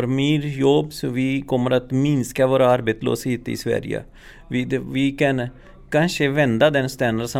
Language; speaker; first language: Swedish; non-native, fluent; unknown